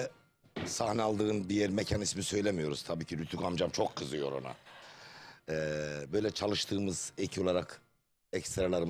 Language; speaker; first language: Turkish; native; Turkish